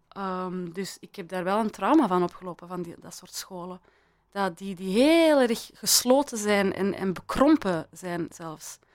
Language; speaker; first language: Dutch; early bilingual, other home language; Persian